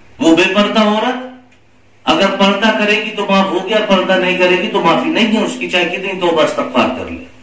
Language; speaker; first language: Urdu; native; Urdu